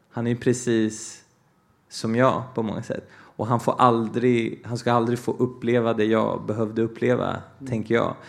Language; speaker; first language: Swedish; early bilingual, other home language; Portuguese